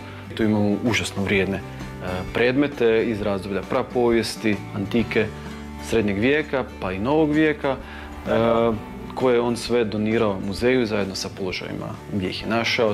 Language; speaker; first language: Croatian; native; Croatian